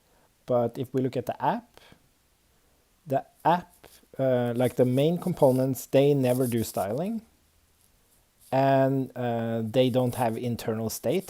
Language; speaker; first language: English; non-native, fluent; Swedish